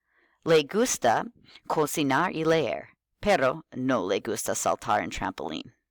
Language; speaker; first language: Spanish; non-native, fluent; English